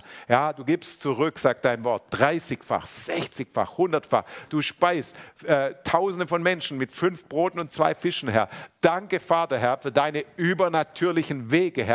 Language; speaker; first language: German; native; German